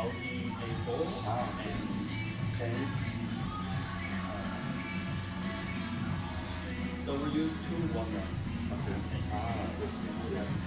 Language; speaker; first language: English; non-native, learner; German